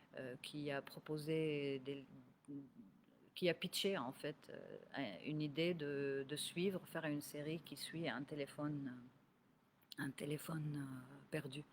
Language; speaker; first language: French; non-native, local second language; Arabic